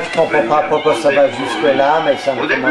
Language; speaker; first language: French; non-native, fluent; English